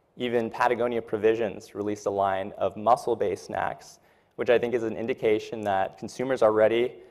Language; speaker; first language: English; native; English